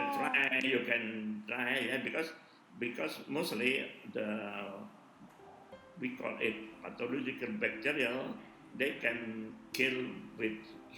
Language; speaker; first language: English; non-native, learner; Indonesian